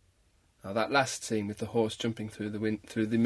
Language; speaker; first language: English; native; English